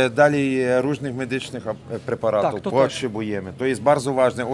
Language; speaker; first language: Polish; non-native, learner; Ukrainian